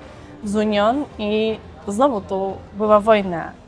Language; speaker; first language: Polish; non-native, fluent; Armenian